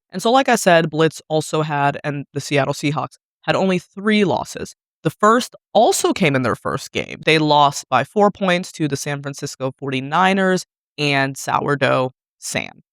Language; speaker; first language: English; native; English